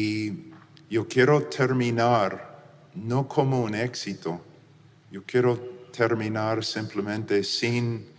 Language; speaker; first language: Spanish; non-native, fluent; English